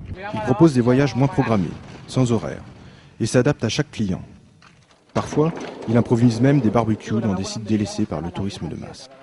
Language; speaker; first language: French; native; French